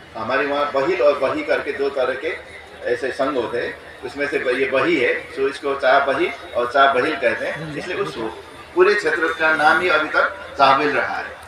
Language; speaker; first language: Hindi; non-native, fluent; Newari